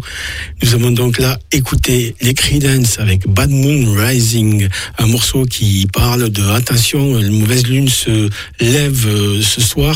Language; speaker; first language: French; native; French